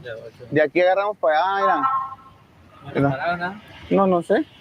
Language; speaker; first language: Spanish; native; Spanish